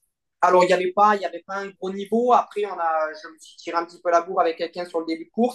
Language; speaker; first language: French; native; French